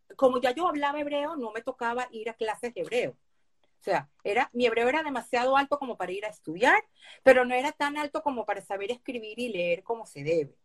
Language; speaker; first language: Spanish; early bilingual, other home language; Hebrew